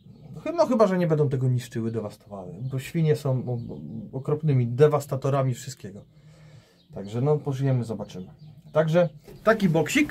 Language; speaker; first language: Polish; native; Polish